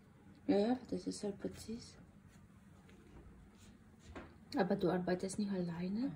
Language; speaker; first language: German; non-native, learner; Polish